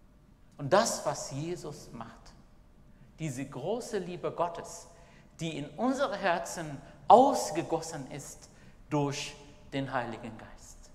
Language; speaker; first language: German; non-native, fluent; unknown